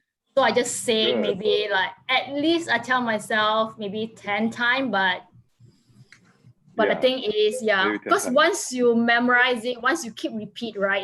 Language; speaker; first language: English; non-native, fluent; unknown